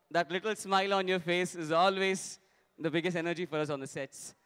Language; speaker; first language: English; non-native, local second language; Telugu